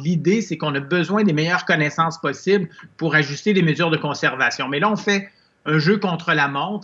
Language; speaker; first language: French; native; French